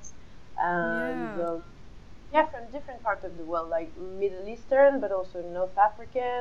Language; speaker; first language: English; non-native, fluent; French